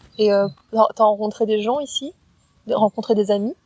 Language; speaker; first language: French; native; French